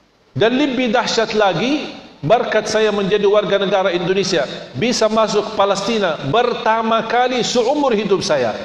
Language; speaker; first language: Indonesian; non-native, fluent; Arabic